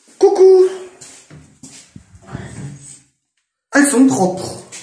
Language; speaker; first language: French; native; French